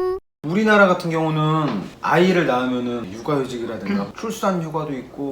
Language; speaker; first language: Korean; native; Korean